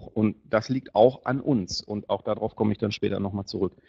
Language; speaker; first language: German; native; German